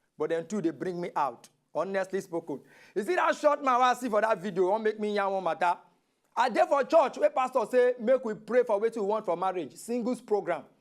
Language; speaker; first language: Nigerian Pidgin; native; Nigerian Pidgin